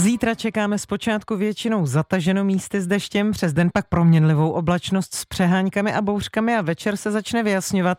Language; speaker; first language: Czech; native; Czech